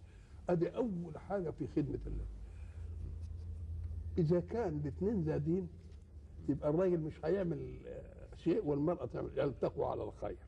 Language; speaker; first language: Arabic; native; Arabic